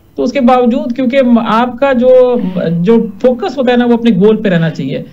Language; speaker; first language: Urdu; non-native, local second language; Punjabi